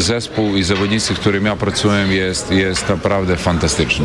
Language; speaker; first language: Polish; non-native, fluent; Serbian